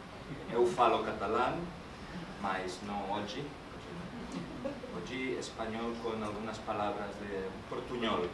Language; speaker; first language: Portuguese; non-native, learner; Spanish